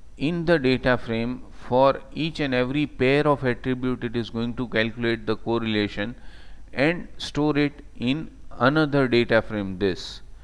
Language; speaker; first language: English; non-native, local second language; Gujarati